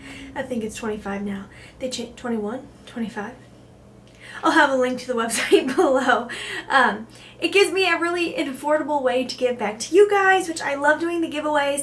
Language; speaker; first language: English; native; English